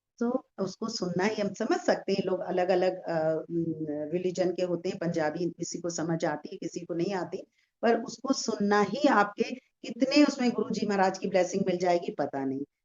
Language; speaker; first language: Hindi; native; Hindi